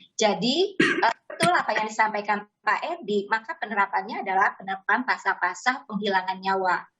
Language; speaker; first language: Indonesian; native; Indonesian